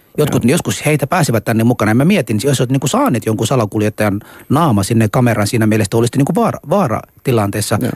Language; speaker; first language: Finnish; non-native, fluent; Persian